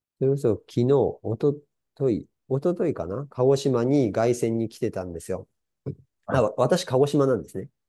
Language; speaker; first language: Japanese; native; Japanese